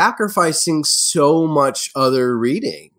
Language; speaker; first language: English; native; English